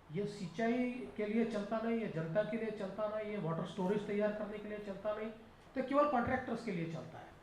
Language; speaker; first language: Hindi; non-native, local second language; Marathi